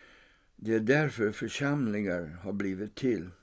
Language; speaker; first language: Swedish; non-native, fluent; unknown